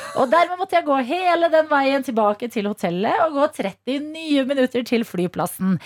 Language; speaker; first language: Norwegian; native; Norwegian